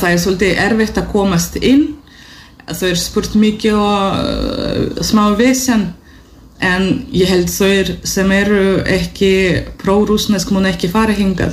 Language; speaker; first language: Icelandic; non-native, fluent; Russian